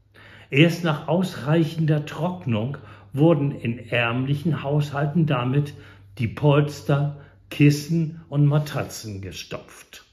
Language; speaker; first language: German; native; German